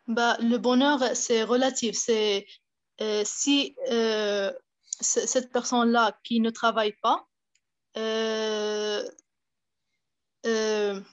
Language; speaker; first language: French; non-native, fluent; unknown